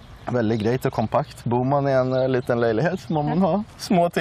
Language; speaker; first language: Norwegian; native; Norwegian